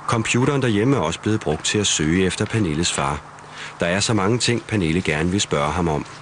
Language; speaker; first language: Danish; native; Danish